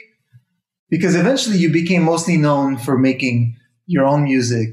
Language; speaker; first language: English; native; English